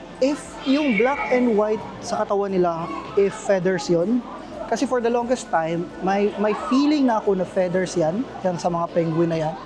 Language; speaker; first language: Filipino; native; Filipino